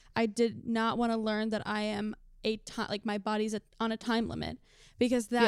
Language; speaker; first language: English; native; English